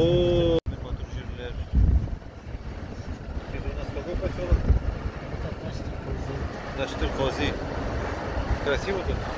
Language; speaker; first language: Russian; non-native, local second language; Tatar